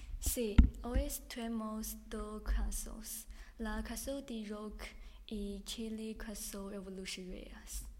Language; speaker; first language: Spanish; non-native, learner; English